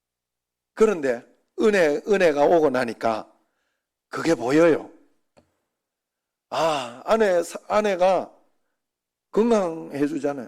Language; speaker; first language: Korean; native; Korean